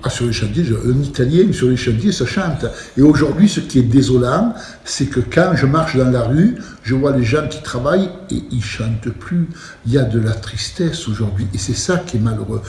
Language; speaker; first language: French; early bilingual, other home language; Italian